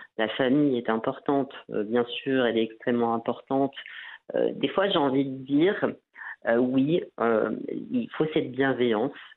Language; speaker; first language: French; non-native, local second language; Arabic